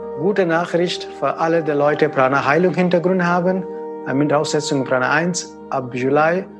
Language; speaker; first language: German; non-native, fluent; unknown